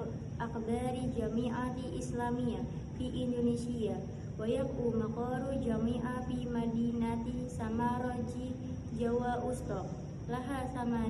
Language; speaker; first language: Arabic; non-native, learner; Indonesian